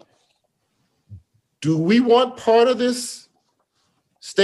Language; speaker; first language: English; native; English